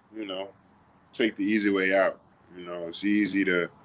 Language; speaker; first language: English; native; English